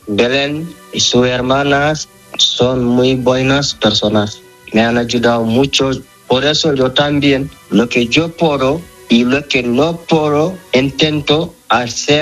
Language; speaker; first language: Spanish; non-native, learner; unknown